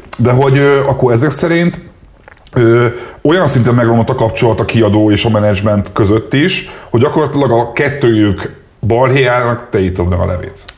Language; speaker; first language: Hungarian; native; Hungarian